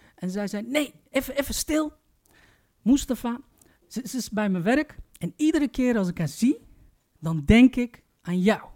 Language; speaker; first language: Dutch; early bilingual, other home language; Turkish